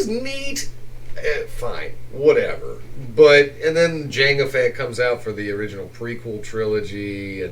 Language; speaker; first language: English; native; English